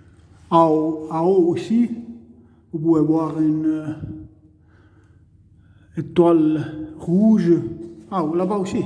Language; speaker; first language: French; non-native, learner; Estonian